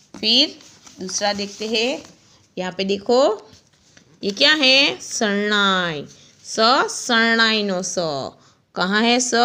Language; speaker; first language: Hindi; non-native, local second language; Gujarati